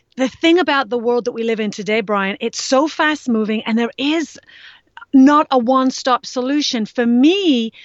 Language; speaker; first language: English; native; English